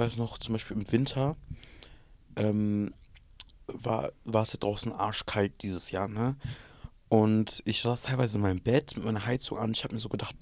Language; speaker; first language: German; early bilingual, other home language; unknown